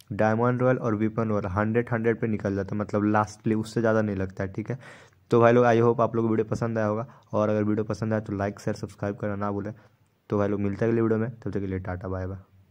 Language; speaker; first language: Hindi; native; Hindi